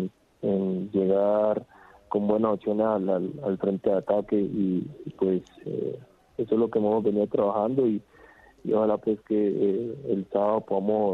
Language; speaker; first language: Spanish; native; Spanish